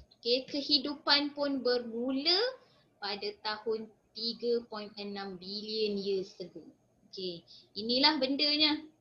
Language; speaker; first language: Malay; native; Malay